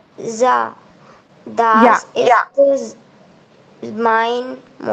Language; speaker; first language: German; non-native, learner; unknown